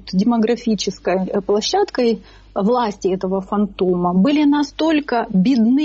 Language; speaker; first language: Russian; native; Russian